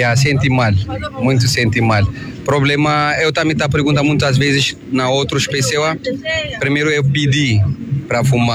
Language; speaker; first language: Portuguese; non-native, learner; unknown